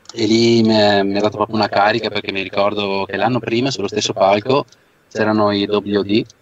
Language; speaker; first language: Italian; native; Italian